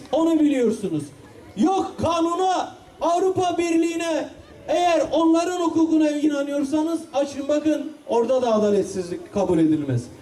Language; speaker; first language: Turkish; non-native, local second language; Kurdish